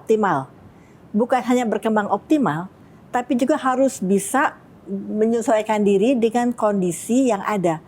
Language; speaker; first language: Indonesian; native; Indonesian